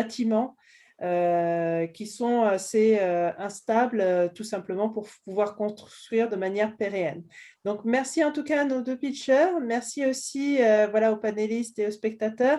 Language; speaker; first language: French; native; French